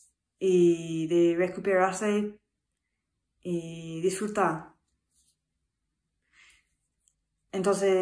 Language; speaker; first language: Spanish; non-native, learner; English